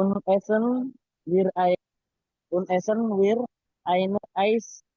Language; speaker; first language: German; non-native, learner; Indonesian